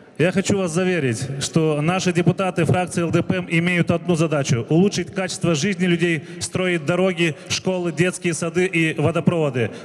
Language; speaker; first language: Russian; non-native, local second language; Gagauz